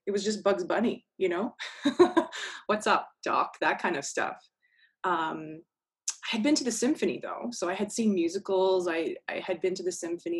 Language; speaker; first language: English; native; English